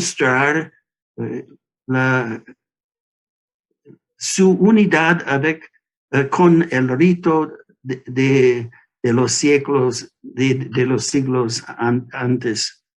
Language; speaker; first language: Spanish; non-native, learner; English